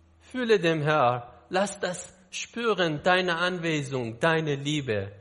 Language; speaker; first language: German; non-native, learner; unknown